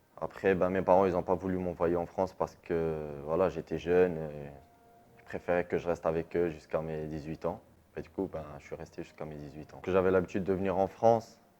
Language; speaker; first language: French; non-native, local second language; Arabic